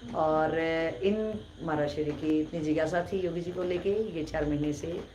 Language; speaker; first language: Hindi; native; Hindi